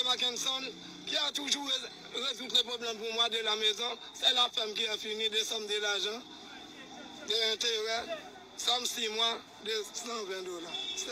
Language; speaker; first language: French; non-native, learner; Haitian Creole